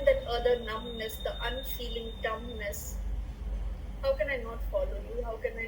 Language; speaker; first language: English; non-native, local second language; Hindi